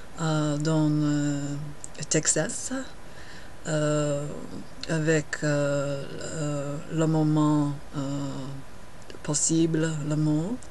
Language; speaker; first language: French; non-native, learner; English